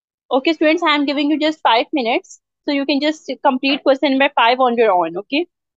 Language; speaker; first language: English; non-native, local second language; Urdu